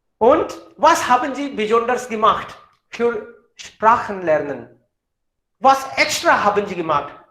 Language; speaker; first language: German; non-native, fluent; Hindi